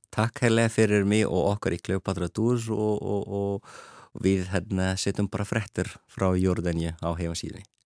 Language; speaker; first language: Icelandic; non-native, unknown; Arabic